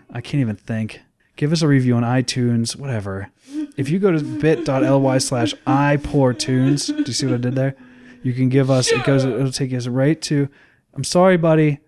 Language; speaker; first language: English; native; English